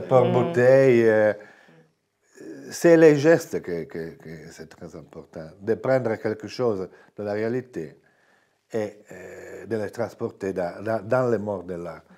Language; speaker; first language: French; non-native, fluent; Italian